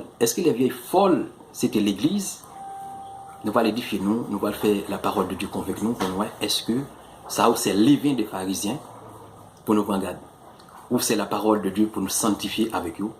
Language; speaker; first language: French; non-native, local second language; Haitian Creole